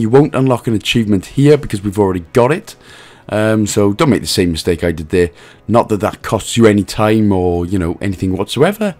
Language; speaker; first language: English; native; English